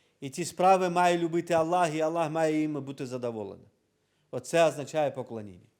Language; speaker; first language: Ukrainian; non-native, local second language; Crimean Tatar